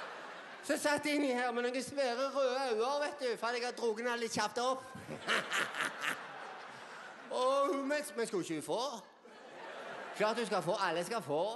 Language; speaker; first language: Norwegian; native; Norwegian